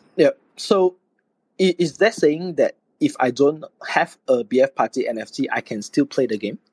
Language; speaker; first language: English; non-native, local second language; Chinese